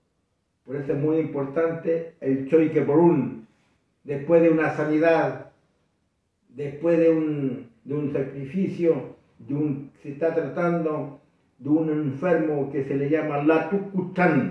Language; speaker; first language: Spanish; non-native, local second language; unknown